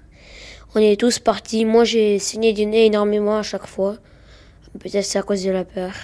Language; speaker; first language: French; early bilingual, other home language; Ukrainian